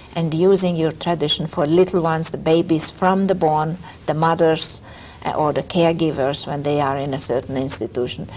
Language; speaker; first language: English; non-native, fluent; Hungarian